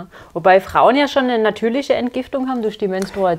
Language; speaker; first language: German; native; German